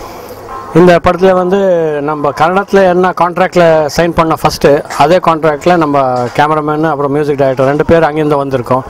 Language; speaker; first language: Tamil; non-native, local second language; Kannada